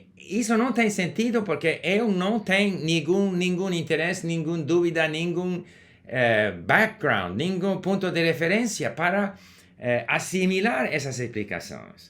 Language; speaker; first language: Portuguese; non-native, learner; English